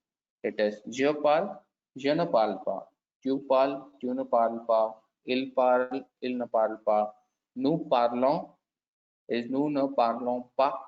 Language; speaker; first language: French; non-native, learner; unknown